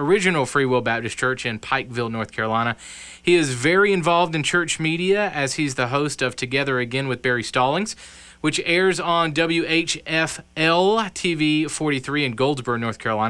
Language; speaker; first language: English; native; English